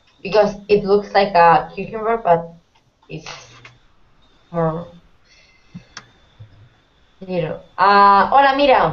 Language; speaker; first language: English; non-native, fluent; Spanish